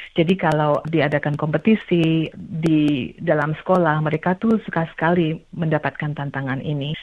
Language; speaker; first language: Indonesian; native; Indonesian